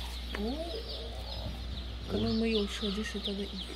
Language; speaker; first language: Chinese; non-native, learner; Russian